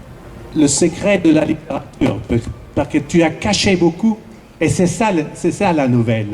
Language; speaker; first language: French; non-native, fluent; Swedish